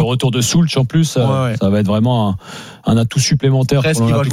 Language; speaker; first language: French; native; French